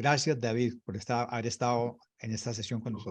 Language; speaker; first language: Spanish; native; Spanish